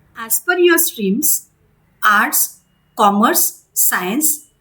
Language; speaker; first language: English; non-native, local second language; Marathi